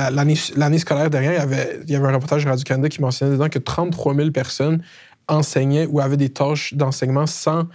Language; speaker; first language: French; native; French